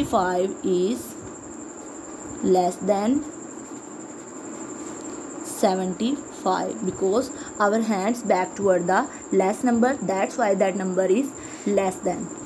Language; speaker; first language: English; non-native, local second language; Urdu